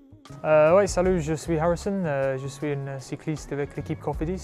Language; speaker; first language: French; non-native, learner; English